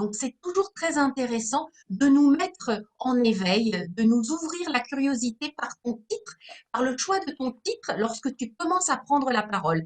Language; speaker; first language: French; native; French